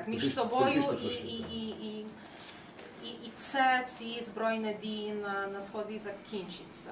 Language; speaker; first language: Ukrainian; non-native, fluent; Polish